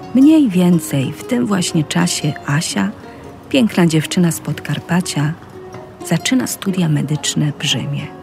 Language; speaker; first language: Polish; native; Polish